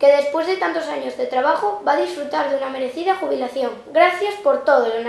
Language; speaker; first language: Spanish; native; Spanish